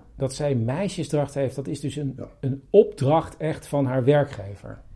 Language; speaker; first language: Dutch; native; Dutch